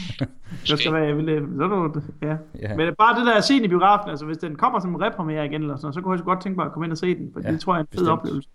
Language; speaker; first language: Danish; native; Danish